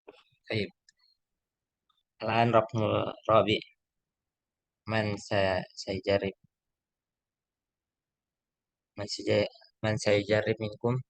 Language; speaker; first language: Arabic; non-native, learner; Indonesian